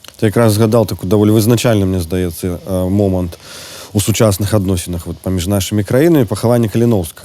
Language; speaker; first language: Belarusian; native; Belarusian